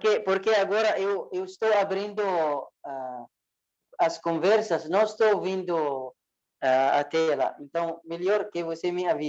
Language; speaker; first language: Portuguese; non-native, fluent; Arabic